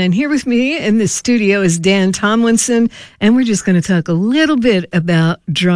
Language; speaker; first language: English; native; English